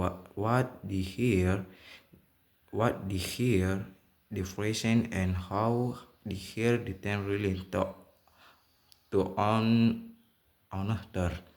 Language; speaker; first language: English; non-native, learner; Indonesian